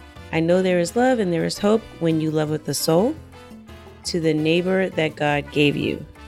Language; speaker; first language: English; native; English